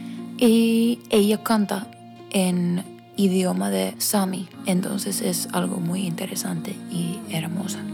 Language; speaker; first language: Spanish; non-native, fluent; Finnish